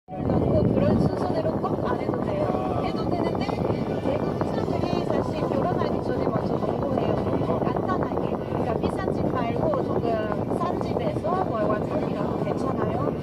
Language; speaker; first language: Korean; non-native, fluent; Russian